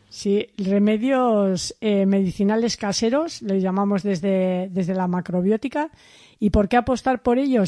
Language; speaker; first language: Spanish; native; Spanish